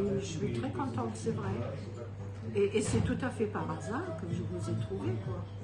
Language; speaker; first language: French; non-native, fluent; German